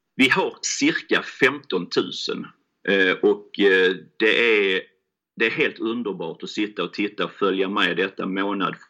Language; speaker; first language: Swedish; native; Swedish